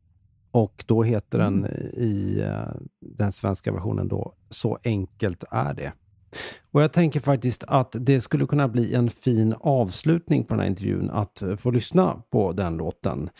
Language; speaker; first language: Swedish; native; Swedish